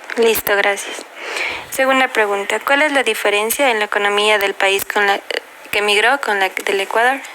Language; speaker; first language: Spanish; native; Spanish